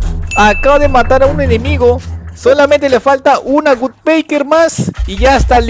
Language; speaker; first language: Spanish; native; Spanish